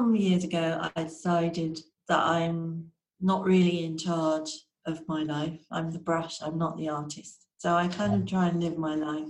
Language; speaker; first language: English; native; English